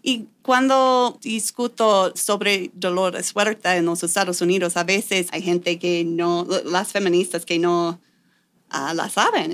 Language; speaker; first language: Spanish; non-native, fluent; English